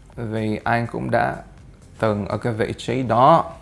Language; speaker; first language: Vietnamese; early bilingual, heritage; Vietnamese